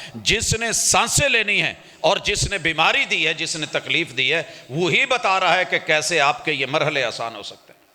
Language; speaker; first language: Urdu; non-native, local second language; Punjabi